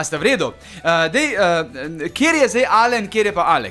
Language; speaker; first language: Slovenian; native; Slovenian